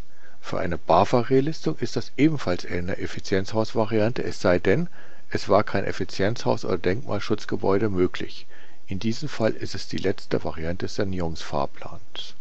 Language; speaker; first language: German; native; German